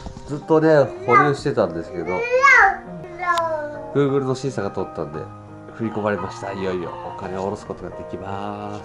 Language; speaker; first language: Japanese; native; Japanese